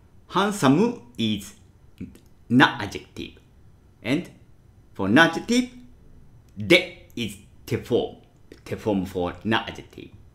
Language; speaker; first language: English; non-native, fluent; Japanese